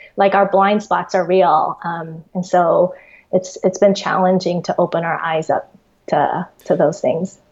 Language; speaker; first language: English; early bilingual, other home language; Chinese